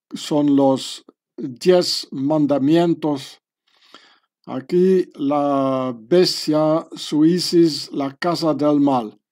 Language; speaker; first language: Spanish; non-native, learner; French